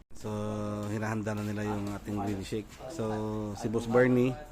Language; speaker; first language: Filipino; non-native, local second language; Iloko